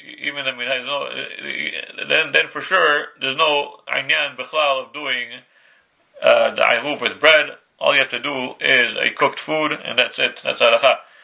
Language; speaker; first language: English; native; English